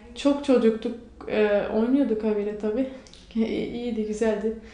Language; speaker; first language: Turkish; non-native, local second language; Kurdish